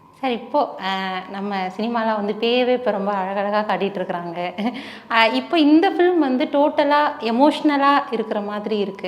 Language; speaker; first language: Tamil; native; Tamil